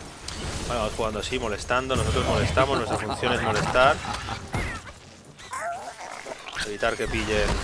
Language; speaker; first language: Spanish; native; Spanish